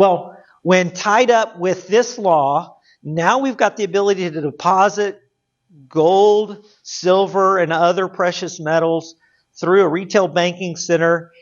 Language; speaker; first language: English; native; English